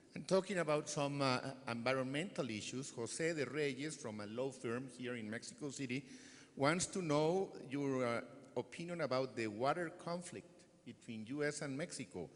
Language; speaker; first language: English; non-native, fluent; Spanish